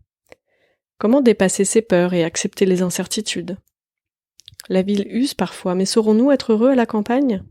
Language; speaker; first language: French; native; French